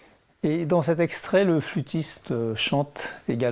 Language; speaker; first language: French; native; French